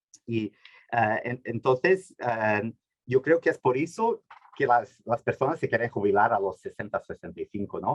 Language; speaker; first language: Spanish; non-native, fluent; Portuguese